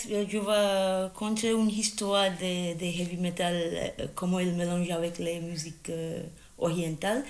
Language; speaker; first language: French; non-native, learner; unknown